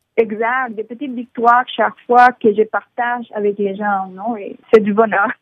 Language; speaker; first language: French; non-native, fluent; Spanish